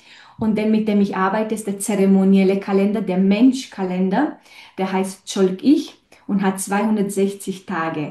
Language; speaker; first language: German; non-native, fluent; Romanian